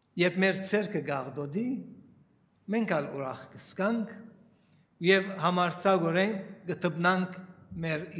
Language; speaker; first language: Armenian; early bilingual, heritage; Armenian